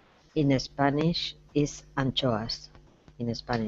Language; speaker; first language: English; non-native, learner; Spanish